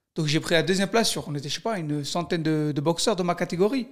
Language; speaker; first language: French; early bilingual, other home language; Kurdish